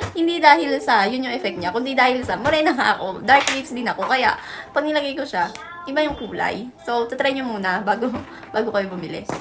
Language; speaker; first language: Filipino; native; Filipino